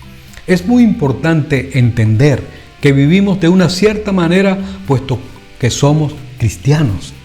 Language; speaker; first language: Spanish; native; Spanish